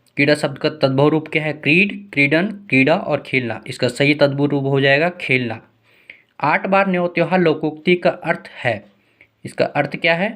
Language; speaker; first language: Hindi; native; Hindi